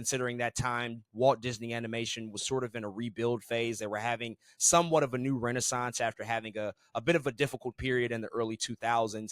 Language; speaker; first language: English; native; English